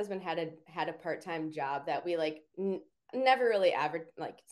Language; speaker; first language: English; native; English